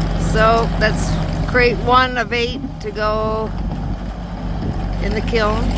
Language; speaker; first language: English; native; English